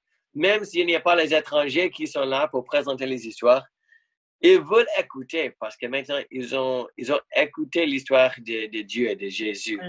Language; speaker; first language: French; non-native, fluent; English